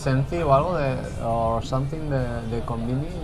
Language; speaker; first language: English; non-native, learner; Spanish